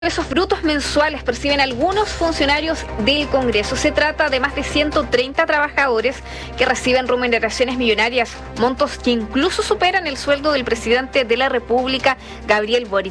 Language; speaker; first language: Spanish; native; Spanish